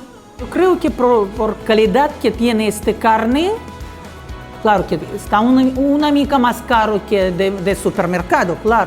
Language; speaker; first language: Spanish; non-native, learner; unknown